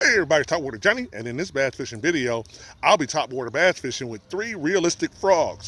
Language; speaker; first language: English; native; English